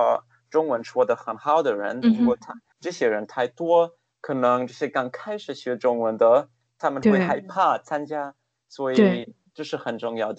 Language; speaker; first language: Chinese; non-native, fluent; German